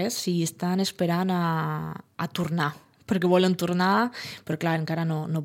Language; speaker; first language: Catalan; non-native, fluent; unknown